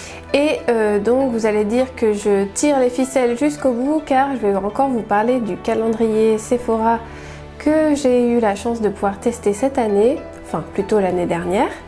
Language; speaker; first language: French; native; French